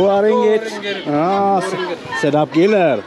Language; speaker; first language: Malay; non-native, learner; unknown